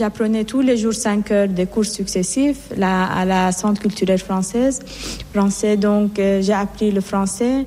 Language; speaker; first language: French; non-native, fluent; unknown